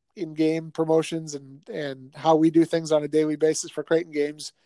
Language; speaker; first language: English; native; English